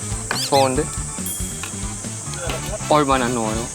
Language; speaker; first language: Korean; non-native, learner; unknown